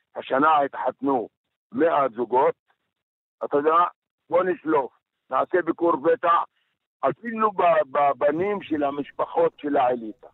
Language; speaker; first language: Hebrew; non-native, local second language; Arabic